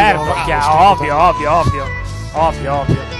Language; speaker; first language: Italian; native; Italian